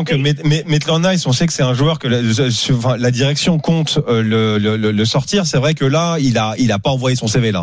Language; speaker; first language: French; native; French